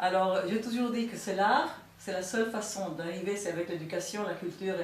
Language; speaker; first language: French; non-native, fluent; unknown